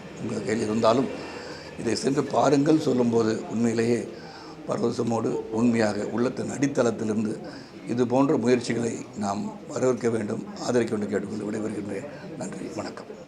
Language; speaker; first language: Tamil; native; Tamil